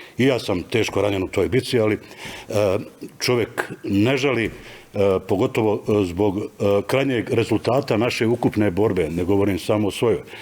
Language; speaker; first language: Bosnian; native; Bosnian